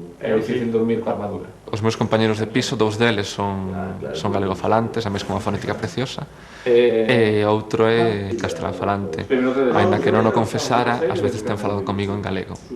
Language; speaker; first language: Galician; non-native, local second language; Spanish